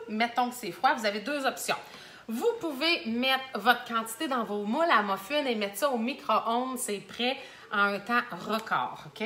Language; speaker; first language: French; native; French